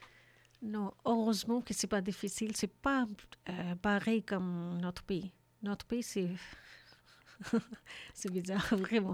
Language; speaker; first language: French; non-native, learner; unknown